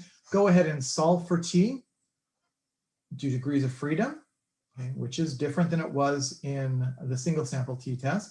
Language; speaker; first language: English; native; English